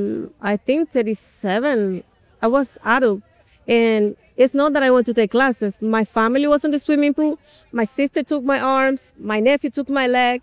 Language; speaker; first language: English; non-native, fluent; Spanish